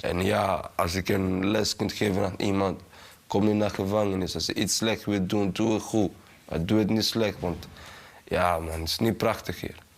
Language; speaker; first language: Dutch; early bilingual, other home language; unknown